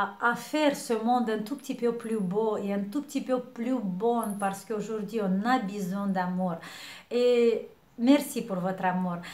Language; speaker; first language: French; non-native, fluent; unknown